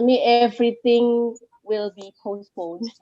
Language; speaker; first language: English; non-native, learner; Indonesian